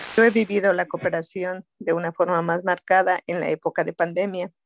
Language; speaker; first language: Spanish; native; Spanish